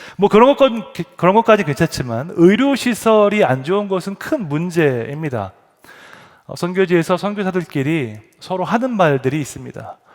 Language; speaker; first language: Korean; native; Korean